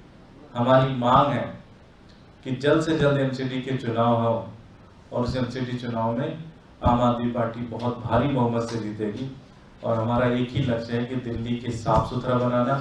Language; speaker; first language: Hindi; native; Hindi